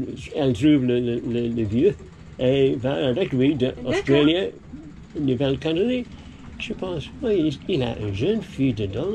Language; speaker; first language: French; non-native, learner; English